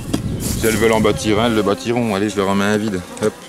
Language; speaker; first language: French; native; French